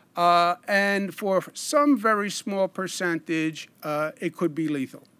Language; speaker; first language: English; native; English